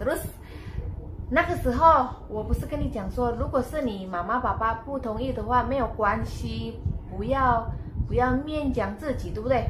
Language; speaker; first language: Chinese; non-native, fluent; Indonesian